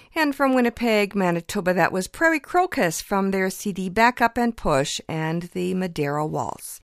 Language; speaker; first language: English; early bilingual, other home language; Ukrainian